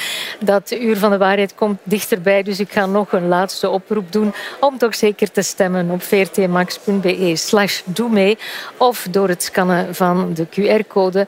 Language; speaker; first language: Dutch; native; Dutch